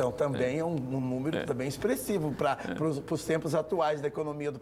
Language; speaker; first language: Portuguese; native; Portuguese